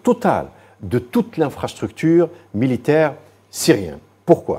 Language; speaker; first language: French; non-native, local second language; Arabic